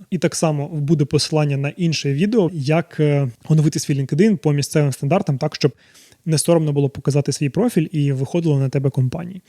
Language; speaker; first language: Ukrainian; non-native, local second language; Russian